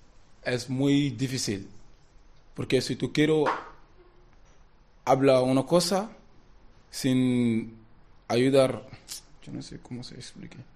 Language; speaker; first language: Spanish; non-native, learner; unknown